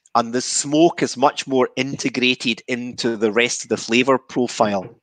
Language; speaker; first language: English; native; English